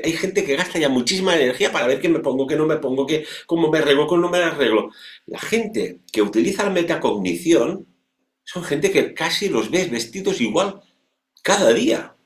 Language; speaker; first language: Spanish; non-native, local second language; Catalan